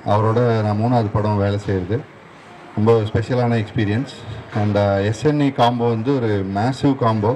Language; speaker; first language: Tamil; native; Tamil